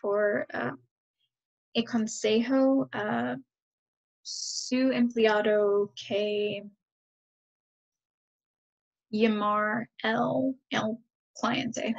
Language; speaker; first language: Spanish; non-native, learner; English